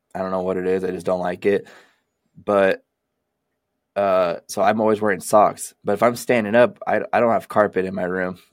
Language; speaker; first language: English; native; English